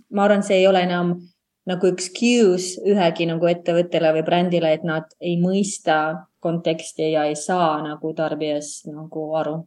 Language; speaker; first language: Estonian; non-native, local second language; Russian